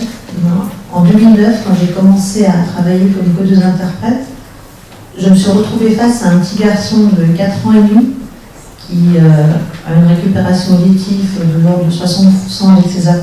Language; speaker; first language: French; native; French